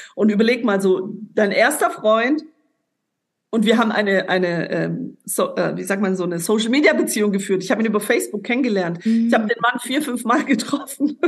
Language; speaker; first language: German; native; German